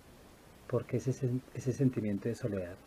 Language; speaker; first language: Spanish; native; Spanish